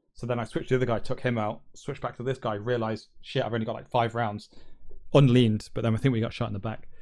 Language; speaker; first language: English; native; English